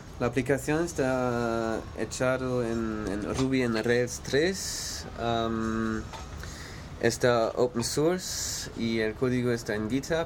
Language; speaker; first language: Spanish; non-native, learner; German